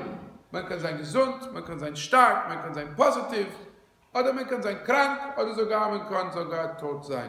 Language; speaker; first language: German; non-native, fluent; English